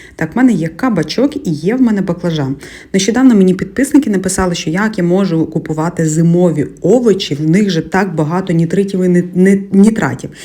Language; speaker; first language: Ukrainian; native; Ukrainian